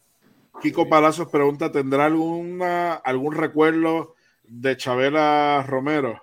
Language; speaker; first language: Spanish; native; Spanish